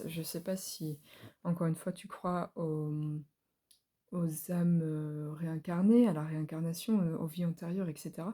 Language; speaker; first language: French; native; French